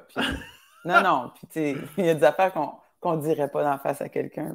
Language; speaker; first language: French; native; French